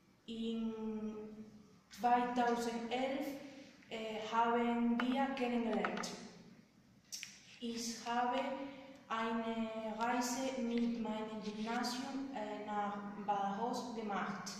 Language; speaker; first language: German; non-native, learner; Spanish